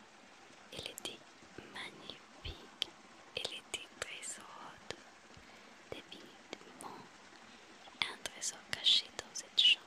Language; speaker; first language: French; non-native, fluent; Spanish